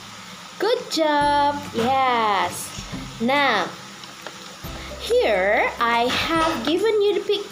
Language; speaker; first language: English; non-native, learner; Indonesian